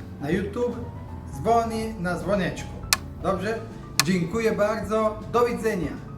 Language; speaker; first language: Polish; non-native, learner; Italian